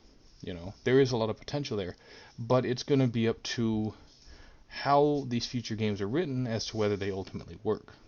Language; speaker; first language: English; native; English